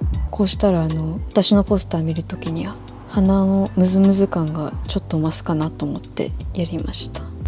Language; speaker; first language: Japanese; early bilingual, other home language; English